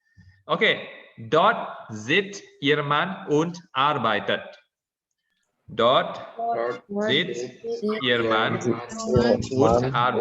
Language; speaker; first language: German; non-native, fluent; Indonesian